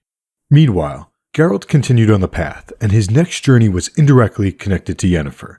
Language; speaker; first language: English; native; English